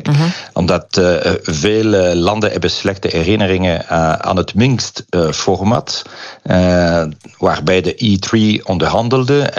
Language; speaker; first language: Dutch; non-native, local second language; French